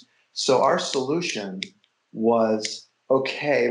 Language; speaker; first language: English; native; English